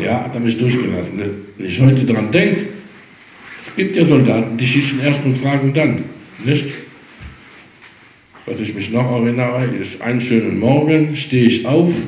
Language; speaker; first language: German; early bilingual, heritage; German